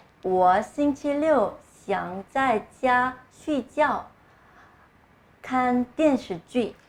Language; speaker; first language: Chinese; non-native, learner; Korean